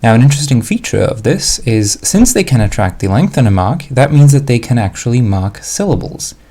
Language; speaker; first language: English; non-native, fluent; Slovak